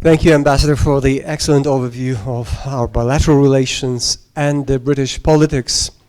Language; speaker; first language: English; non-native, fluent; Georgian